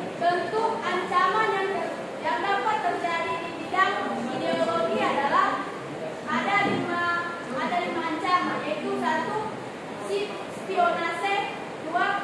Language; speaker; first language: Indonesian; non-native, local second language; Nias